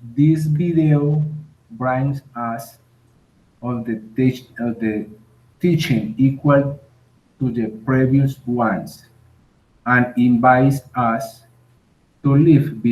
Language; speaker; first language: English; non-native, learner; Spanish